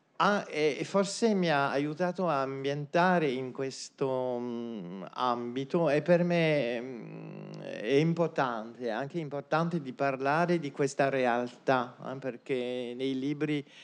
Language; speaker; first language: Italian; non-native, fluent; French